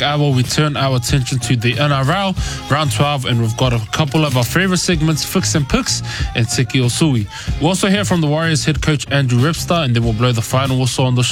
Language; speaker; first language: English; native; English